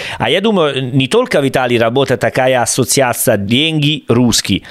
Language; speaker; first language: Russian; non-native, learner; Italian